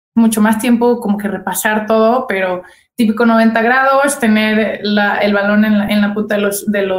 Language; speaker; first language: Spanish; native; Spanish